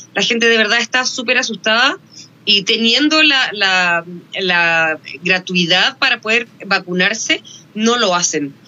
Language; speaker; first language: Spanish; native; Spanish